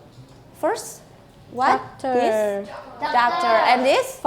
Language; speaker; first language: English; non-native, learner; Indonesian